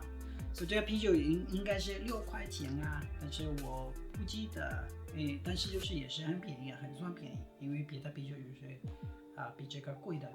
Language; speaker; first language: Chinese; non-native, fluent; Spanish